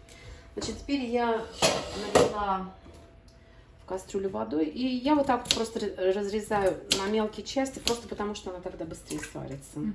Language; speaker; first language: Russian; native; Russian